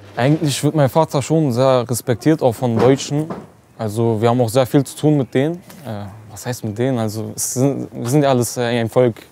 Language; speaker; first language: German; early bilingual, other home language; Turkish